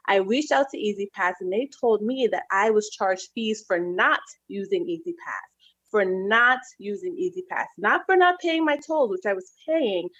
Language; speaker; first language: English; native; English